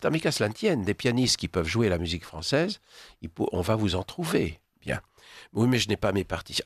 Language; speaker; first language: French; native; French